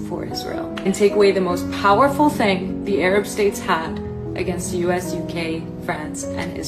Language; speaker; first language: English; native; English